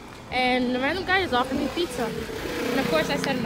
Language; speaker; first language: English; early bilingual, other home language; Spanish